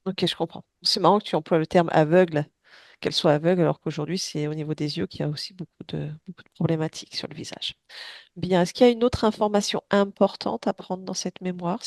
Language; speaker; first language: French; native; French